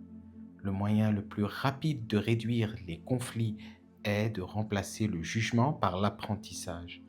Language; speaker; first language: French; native; French